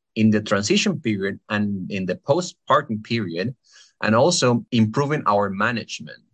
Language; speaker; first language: English; non-native, fluent; Spanish